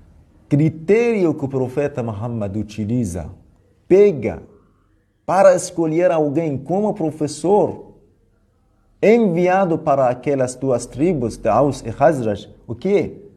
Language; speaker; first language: Portuguese; non-native, fluent; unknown